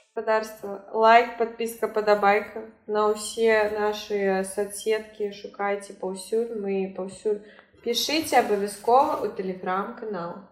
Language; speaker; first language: Belarusian; native; Belarusian